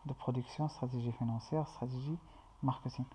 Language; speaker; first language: French; non-native, local second language; Arabic